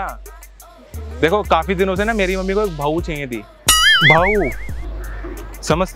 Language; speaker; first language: Hindi; native; Hindi